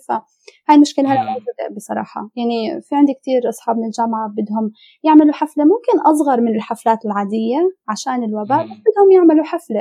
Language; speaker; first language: Arabic; native; Arabic